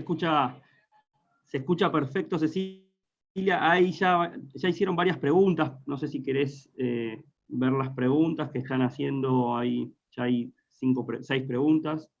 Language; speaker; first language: Spanish; native; Spanish